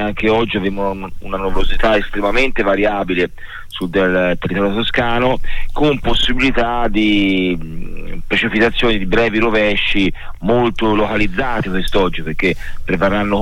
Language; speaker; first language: Italian; native; Italian